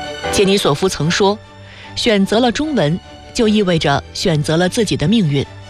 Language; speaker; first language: Chinese; native; Chinese